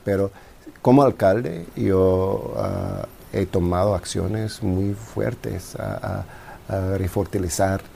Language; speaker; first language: Spanish; non-native, fluent; English